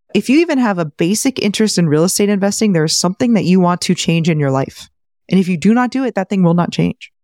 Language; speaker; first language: English; native; English